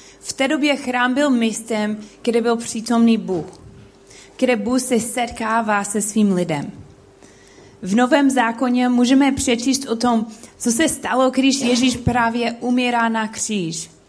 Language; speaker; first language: Czech; non-native, learner; English